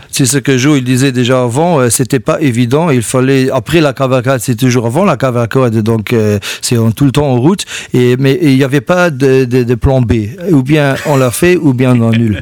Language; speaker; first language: French; non-native, local second language; Luxembourgish